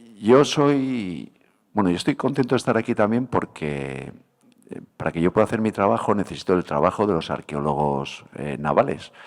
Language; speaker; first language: Spanish; native; Spanish